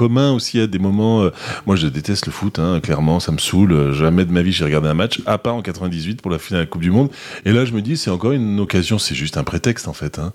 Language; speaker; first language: French; native; French